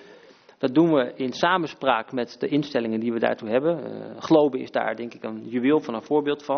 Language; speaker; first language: Dutch; native; Dutch